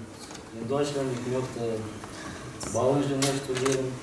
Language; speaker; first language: German; non-native, learner; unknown